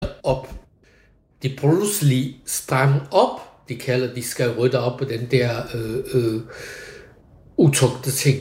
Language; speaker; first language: Danish; non-native, learner; Chinese